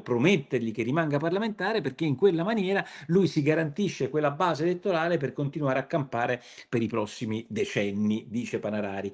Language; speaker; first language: Italian; native; Italian